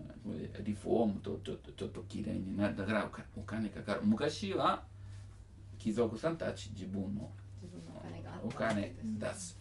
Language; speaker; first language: Japanese; non-native, learner; Italian